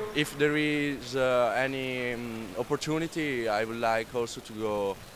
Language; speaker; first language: English; non-native, learner; Italian